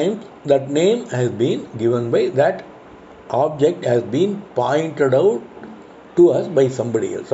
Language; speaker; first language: English; non-native, local second language; Tamil